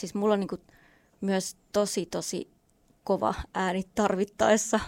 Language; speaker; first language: Finnish; native; Finnish